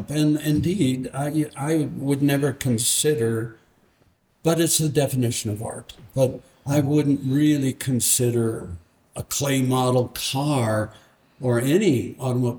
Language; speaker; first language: English; native; English